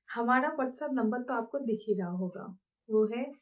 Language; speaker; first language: Hindi; non-native, local second language; Bangla